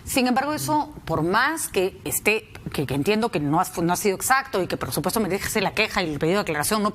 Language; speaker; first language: Spanish; native; Spanish